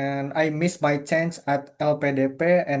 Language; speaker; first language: English; non-native, fluent; Indonesian